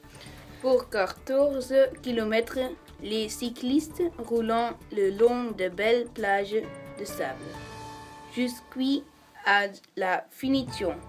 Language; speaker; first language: French; non-native, learner; Dutch